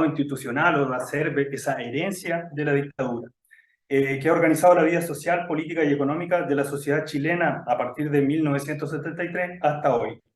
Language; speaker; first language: Spanish; native; Spanish